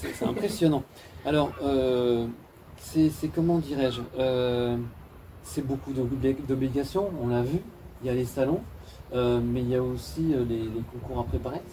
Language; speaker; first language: French; native; French